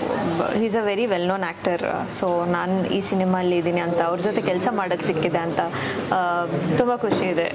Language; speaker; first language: Kannada; non-native, local second language; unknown